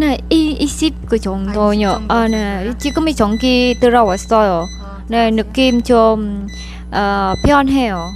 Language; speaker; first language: Korean; non-native, learner; Vietnamese